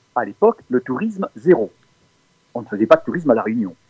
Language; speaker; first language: French; native; French